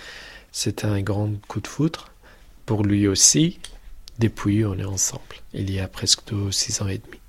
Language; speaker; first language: French; non-native, fluent; Persian